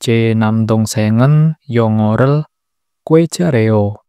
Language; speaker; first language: Korean; non-native, learner; Indonesian